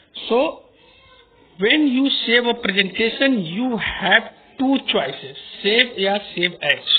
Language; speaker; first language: English; non-native, local second language; Hindi